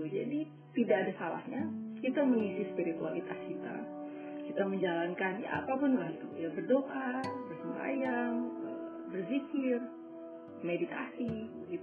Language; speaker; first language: Indonesian; native; Indonesian